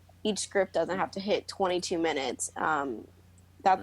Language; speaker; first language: English; native; English